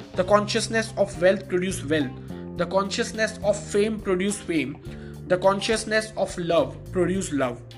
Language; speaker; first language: English; non-native, local second language; Hindi